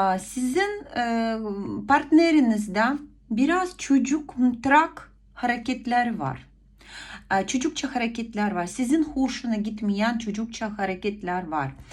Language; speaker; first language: Turkish; non-native, fluent; Ukrainian